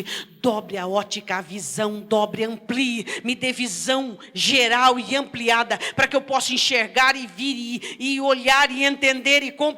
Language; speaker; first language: Portuguese; native; Portuguese